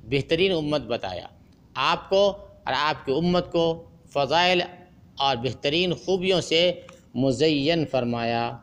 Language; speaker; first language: Urdu; native; Urdu